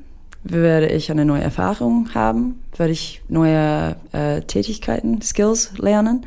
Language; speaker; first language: German; non-native, fluent; English